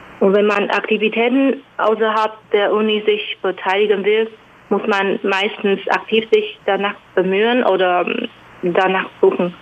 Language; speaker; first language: German; non-native, fluent; Chinese